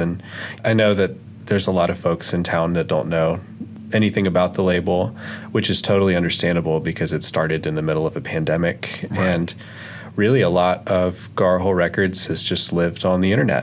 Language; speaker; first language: English; native; English